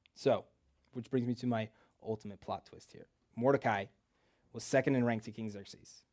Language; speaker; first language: English; early bilingual, other home language; Russian